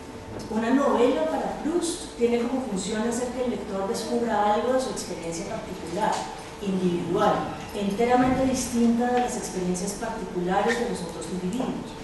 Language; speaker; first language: Spanish; native; Spanish